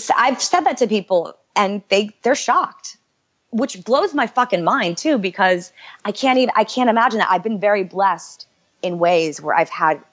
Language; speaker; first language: English; native; English